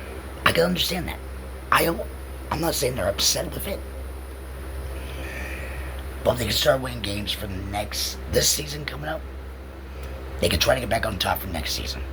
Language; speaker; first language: English; native; English